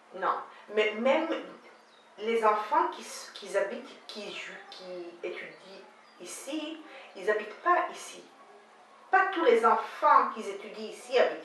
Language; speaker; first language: French; non-native, learner; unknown